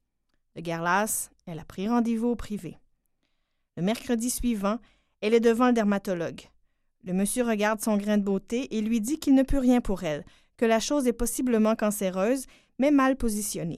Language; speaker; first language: French; native; French